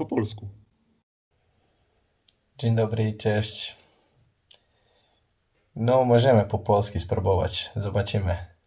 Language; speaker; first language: Polish; non-native, learner; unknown